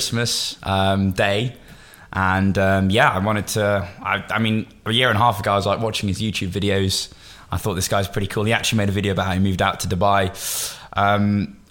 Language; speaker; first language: English; native; English